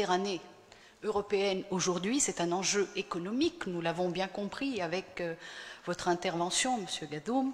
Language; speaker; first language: French; non-native, local second language; Arabic